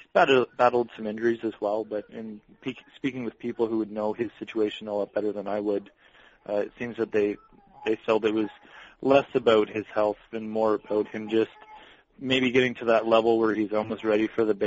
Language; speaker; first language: English; native; English